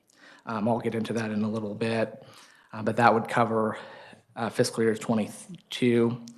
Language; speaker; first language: English; native; English